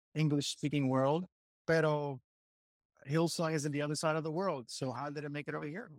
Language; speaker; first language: English; non-native, fluent; Spanish